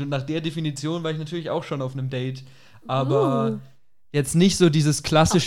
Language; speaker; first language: German; native; German